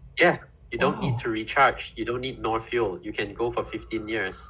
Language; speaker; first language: English; non-native, fluent; Indonesian